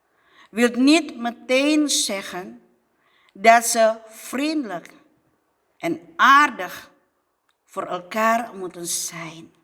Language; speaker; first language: Dutch; non-native, fluent; Indonesian